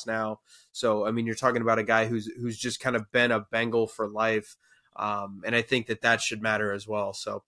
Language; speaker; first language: English; native; English